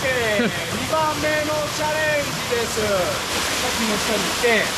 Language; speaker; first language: Japanese; non-native, learner; French